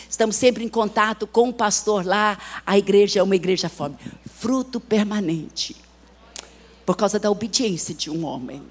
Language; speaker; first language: Portuguese; early bilingual, other home language; English